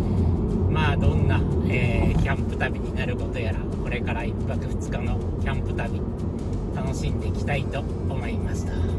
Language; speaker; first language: Japanese; native; Japanese